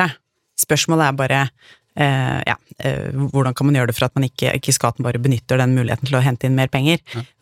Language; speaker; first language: Norwegian; native; Norwegian